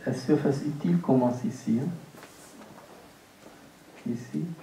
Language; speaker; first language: French; non-native, local second language; German